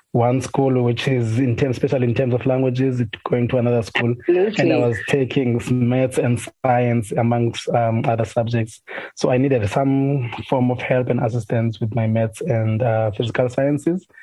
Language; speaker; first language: English; non-native, local second language; Xhosa